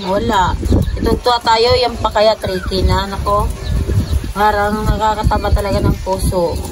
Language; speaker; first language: Filipino; non-native, local second language; Waray